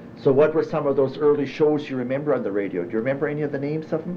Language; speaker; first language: English; early bilingual, other home language; German